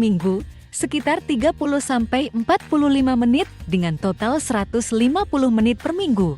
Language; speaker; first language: Indonesian; native; Indonesian